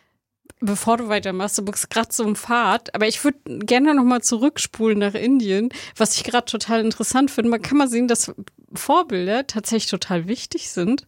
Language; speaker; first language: German; native; German